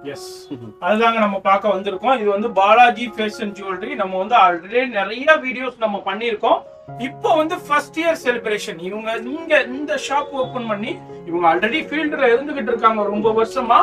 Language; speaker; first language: Tamil; native; Tamil